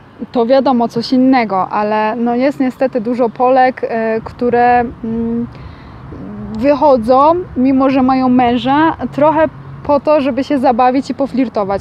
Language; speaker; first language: Polish; native; Polish